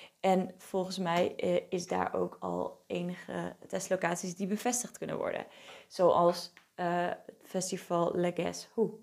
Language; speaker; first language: Dutch; native; Dutch